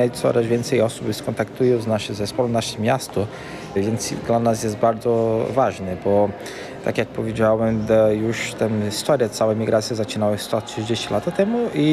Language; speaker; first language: Polish; early bilingual, heritage; Portuguese